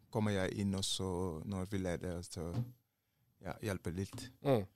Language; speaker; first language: Norwegian; non-native, learner; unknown